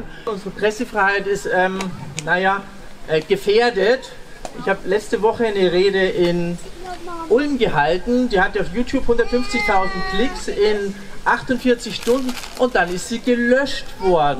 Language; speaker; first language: German; native; German